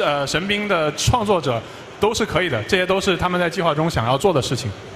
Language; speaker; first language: Chinese; native; Chinese